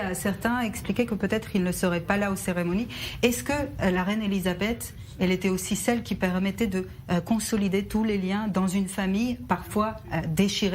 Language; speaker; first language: French; native; French